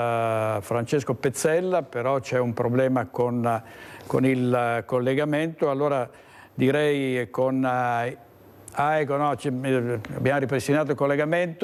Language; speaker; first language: Italian; native; Italian